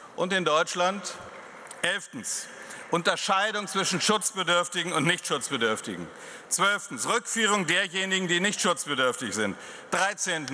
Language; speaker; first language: German; native; German